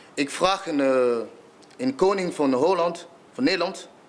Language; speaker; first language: Dutch; non-native, learner; Lingala